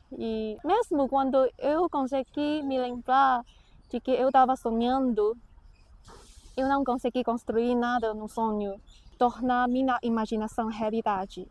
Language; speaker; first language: Portuguese; non-native, fluent; Chinese